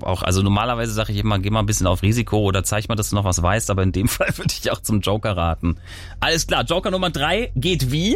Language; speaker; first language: German; native; German